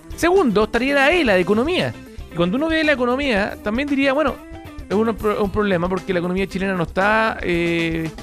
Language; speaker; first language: Spanish; native; Spanish